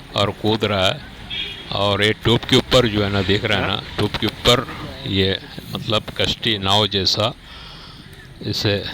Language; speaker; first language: Hindi; non-native, local second language; Malayalam